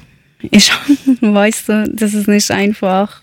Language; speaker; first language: German; non-native, learner; Persian